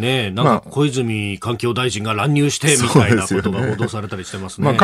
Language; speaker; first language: Japanese; native; Japanese